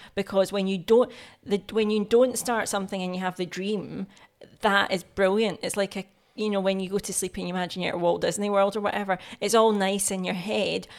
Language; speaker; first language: English; native; English